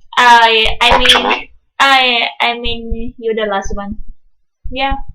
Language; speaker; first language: English; non-native, learner; Thai